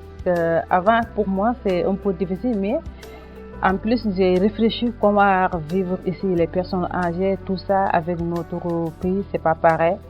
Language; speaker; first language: French; non-native, learner; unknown